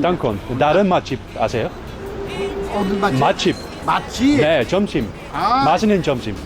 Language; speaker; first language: Korean; non-native, learner; Dutch